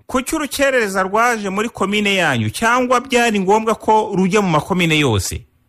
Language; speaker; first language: Kinyarwanda; native; Kinyarwanda